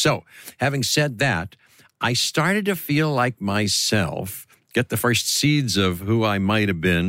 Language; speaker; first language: English; native; English